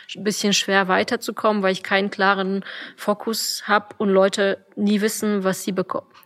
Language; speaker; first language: German; non-native, fluent; Polish